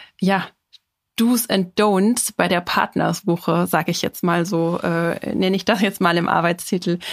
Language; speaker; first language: German; native; German